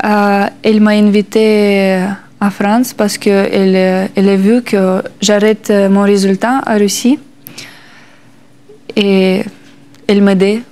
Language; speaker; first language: French; non-native, learner; Russian